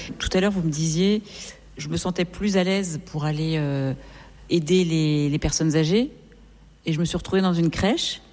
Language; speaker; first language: French; native; French